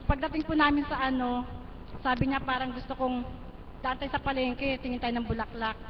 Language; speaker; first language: Filipino; native; Filipino